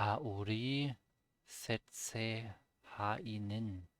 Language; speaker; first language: Korean; non-native, learner; German